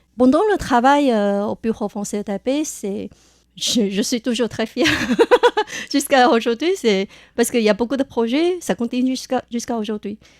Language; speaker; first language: French; non-native, fluent; Chinese